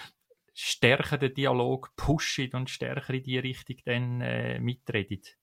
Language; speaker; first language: German; native; German